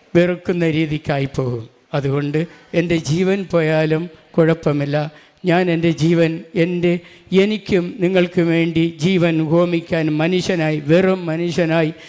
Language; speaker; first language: Malayalam; non-native, local second language; Tamil